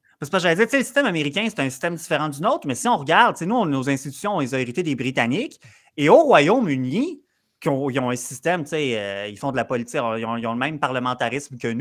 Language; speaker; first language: French; native; French